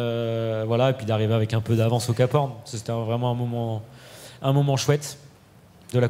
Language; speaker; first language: French; native; French